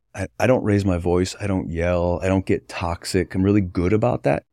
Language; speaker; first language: English; native; English